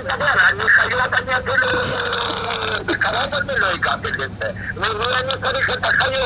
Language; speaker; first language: Hebrew; non-native, learner; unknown